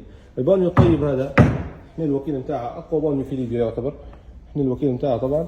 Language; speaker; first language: Arabic; native; Arabic